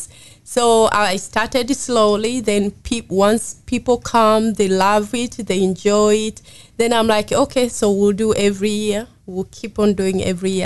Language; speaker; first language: English; non-native, local second language; Swahili